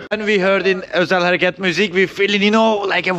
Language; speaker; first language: English; non-native, learner; Turkish